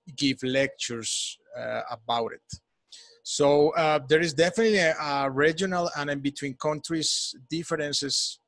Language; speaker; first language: English; non-native, fluent; Spanish